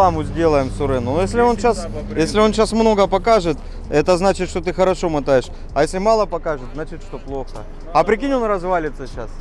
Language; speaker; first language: Russian; native; Russian